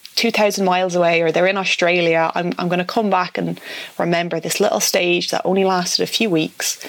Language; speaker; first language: English; native; English